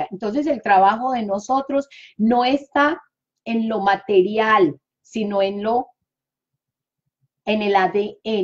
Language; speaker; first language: Spanish; native; Spanish